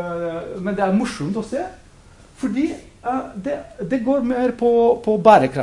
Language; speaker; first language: Norwegian; non-native, fluent; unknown